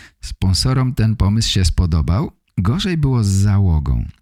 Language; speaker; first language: Polish; native; Polish